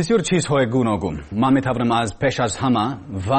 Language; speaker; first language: Persian; non-native, learner; English